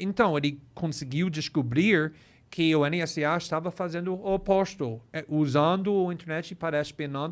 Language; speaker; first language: Portuguese; non-native, fluent; English